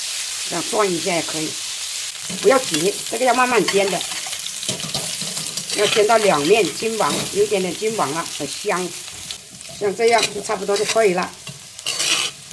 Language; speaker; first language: Chinese; native; Chinese